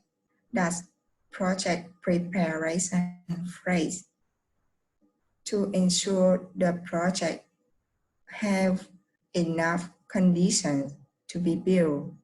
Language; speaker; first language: English; non-native, learner; Vietnamese